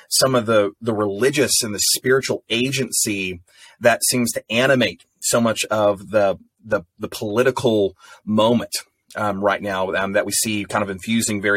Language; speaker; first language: English; native; English